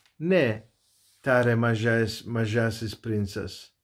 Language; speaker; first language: Lithuanian; non-native, learner; Turkish